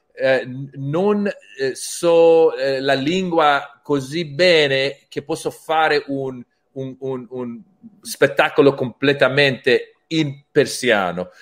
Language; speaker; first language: Italian; non-native, learner; Persian